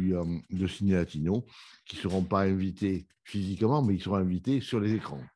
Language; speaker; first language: French; native; French